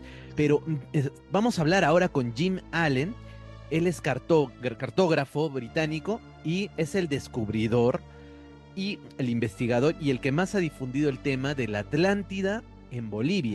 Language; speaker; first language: Spanish; native; Spanish